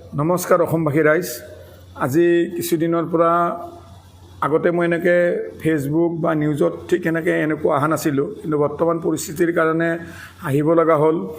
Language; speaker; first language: Assamese; native; Assamese